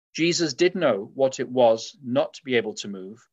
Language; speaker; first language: English; native; English